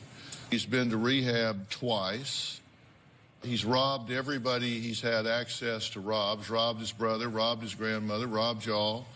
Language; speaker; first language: English; native; English